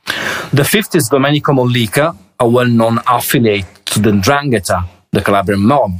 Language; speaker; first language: English; non-native, fluent; Italian